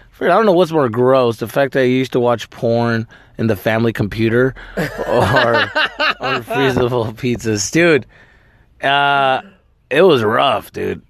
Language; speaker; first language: English; early bilingual, other home language; Spanish